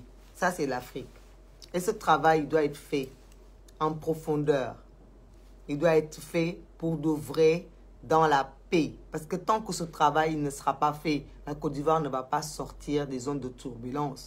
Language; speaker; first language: French; non-native, local second language; Wolof